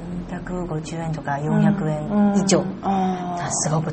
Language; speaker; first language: Japanese; non-native, learner; Chinese